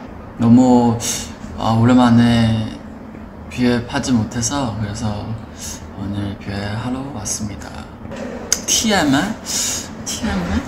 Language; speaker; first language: Korean; non-native, fluent; Chinese